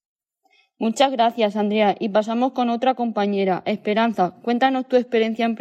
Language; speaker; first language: Spanish; native; Spanish